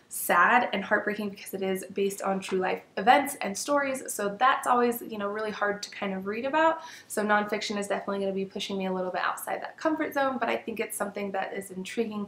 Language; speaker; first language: English; native; English